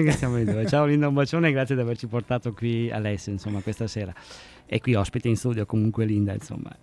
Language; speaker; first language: Italian; native; Italian